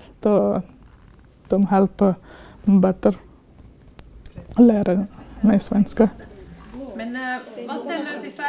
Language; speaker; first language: Swedish; non-native, learner; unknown